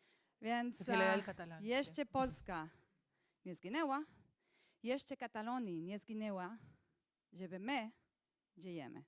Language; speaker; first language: Polish; non-native, learner; Catalan